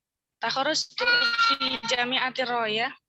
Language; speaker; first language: Arabic; non-native, learner; Indonesian